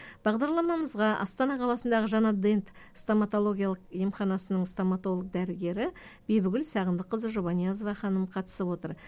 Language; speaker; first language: Kazakh; native; Kazakh